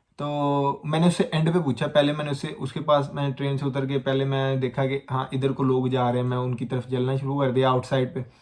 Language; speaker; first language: Hindi; non-native, local second language; Punjabi